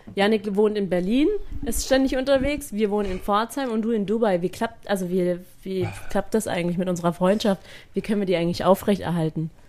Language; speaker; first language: German; native; German